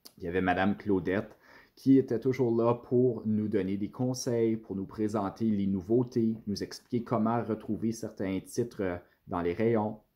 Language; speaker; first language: French; native; French